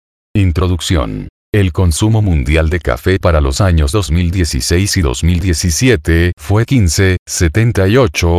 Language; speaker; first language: Spanish; native; Spanish